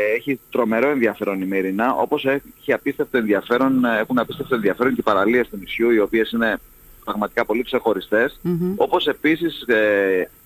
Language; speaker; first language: Greek; native; Greek